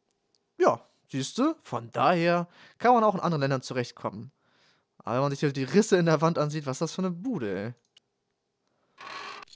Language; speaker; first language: German; native; German